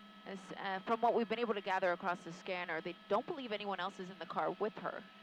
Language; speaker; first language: English; early bilingual, other home language; Spanish